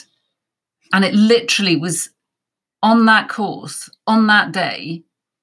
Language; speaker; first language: English; native; English